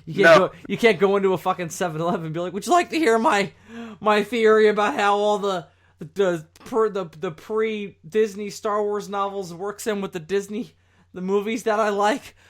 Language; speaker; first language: English; native; English